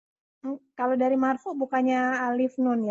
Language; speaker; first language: Indonesian; native; Indonesian